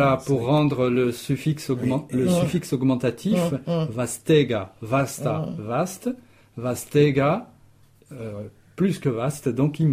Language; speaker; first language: French; native; French